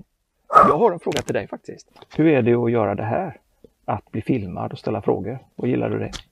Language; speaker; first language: Swedish; native; Swedish